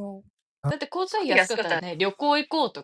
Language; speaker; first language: Japanese; native; Japanese